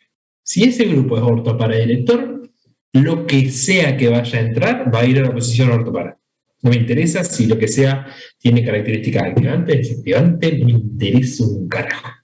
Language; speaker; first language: Spanish; native; Spanish